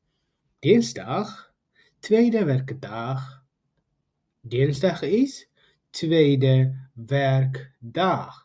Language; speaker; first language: Dutch; non-native, fluent; Tigrinya